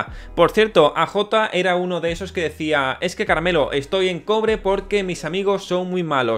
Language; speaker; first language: Spanish; native; Spanish